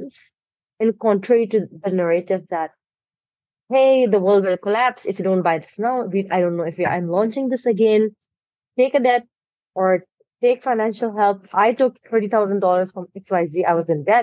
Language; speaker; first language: English; non-native, local second language; Hindi